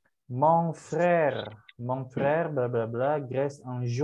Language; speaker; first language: French; non-native, fluent; Indonesian